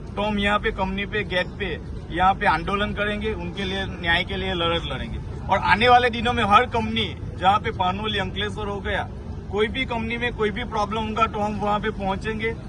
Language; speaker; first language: Hindi; non-native, local second language; Gujarati